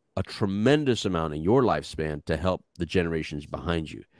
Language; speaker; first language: English; native; English